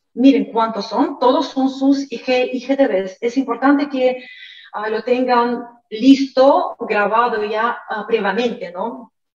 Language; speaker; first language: Spanish; non-native, fluent; Russian